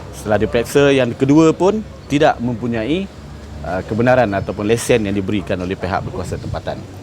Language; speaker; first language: Malay; native; Malay